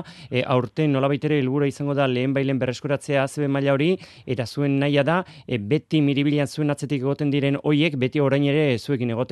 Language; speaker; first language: Basque; native; Basque